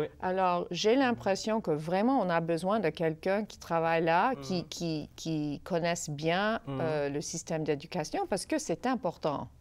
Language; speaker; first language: French; non-native, fluent; English